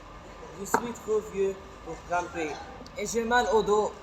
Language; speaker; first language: French; non-native, learner; Arabic